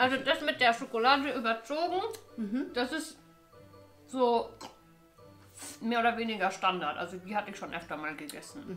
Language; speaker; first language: German; native; German